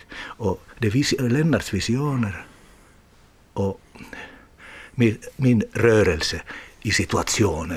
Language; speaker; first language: Swedish; non-native, learner; Finnish